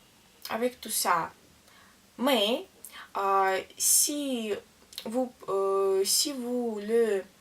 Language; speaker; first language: French; non-native, learner; Russian